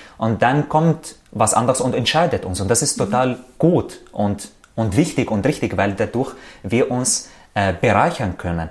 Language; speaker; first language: German; non-native, fluent; Arabic